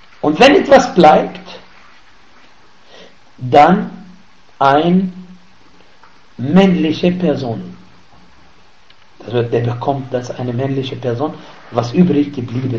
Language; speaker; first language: German; non-native, fluent; Arabic